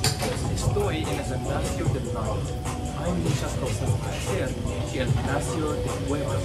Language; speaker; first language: Spanish; non-native, learner; English